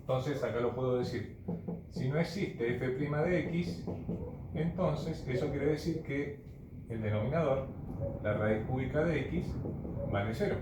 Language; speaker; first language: Spanish; native; Spanish